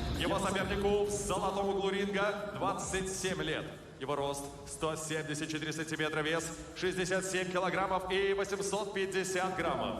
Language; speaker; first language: Russian; native; Russian